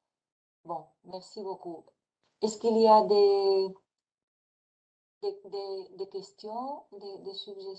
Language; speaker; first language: French; non-native, fluent; Spanish